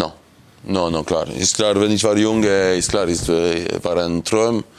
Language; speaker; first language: German; non-native, local second language; French